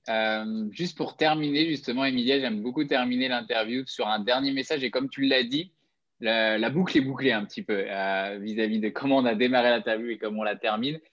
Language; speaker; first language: French; native; French